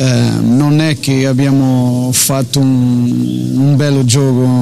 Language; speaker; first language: Italian; non-native, fluent; Portuguese